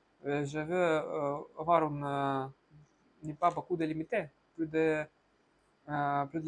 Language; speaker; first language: French; non-native, learner; Russian